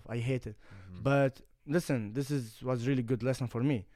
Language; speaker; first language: English; non-native, fluent; Arabic